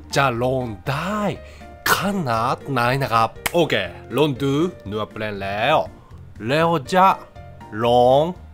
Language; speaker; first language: Thai; non-native, fluent; Japanese